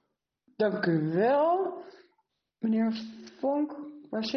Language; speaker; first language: Dutch; native; Dutch